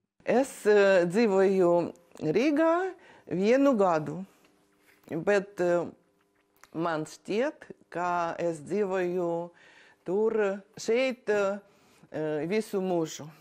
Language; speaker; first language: Latvian; non-native, learner; Ukrainian